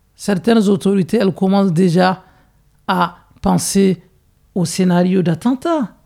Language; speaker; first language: French; non-native, local second language; Hausa